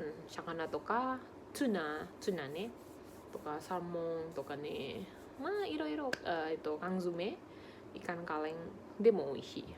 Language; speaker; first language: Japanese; non-native, learner; Indonesian